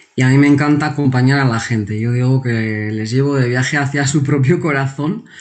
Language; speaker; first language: Spanish; non-native, local second language; Basque